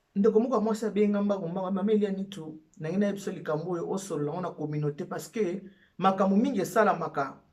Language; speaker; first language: Lingala; native; Lingala